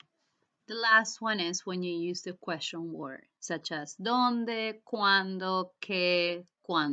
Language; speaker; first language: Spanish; non-native, fluent; English